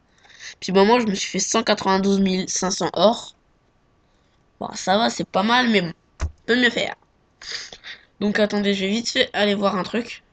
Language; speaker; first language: French; native; French